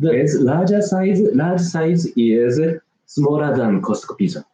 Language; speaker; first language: English; non-native, learner; Japanese